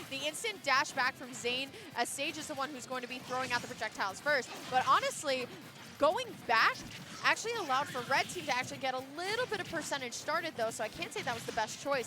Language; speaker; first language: English; native; English